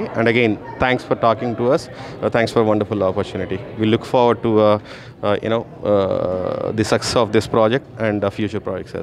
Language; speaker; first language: Telugu; native; Telugu